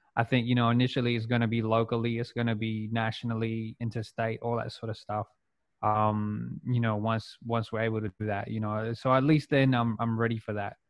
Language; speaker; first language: English; non-native, local second language; Punjabi